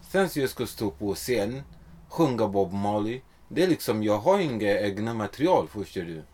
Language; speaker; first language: Swedish; non-native, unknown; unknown